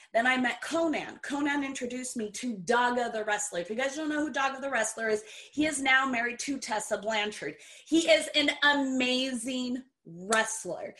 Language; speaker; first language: English; early bilingual, other home language; Portuguese